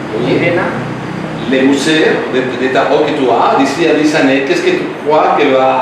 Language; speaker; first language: French; non-native, learner; Spanish